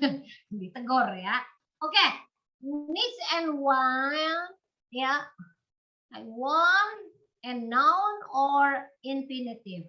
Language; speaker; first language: English; non-native, learner; Indonesian